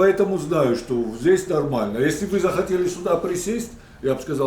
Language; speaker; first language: Russian; native; Russian